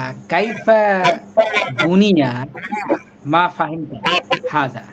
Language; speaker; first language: Arabic; non-native, fluent; Bangla